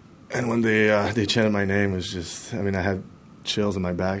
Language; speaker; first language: English; non-native, fluent; French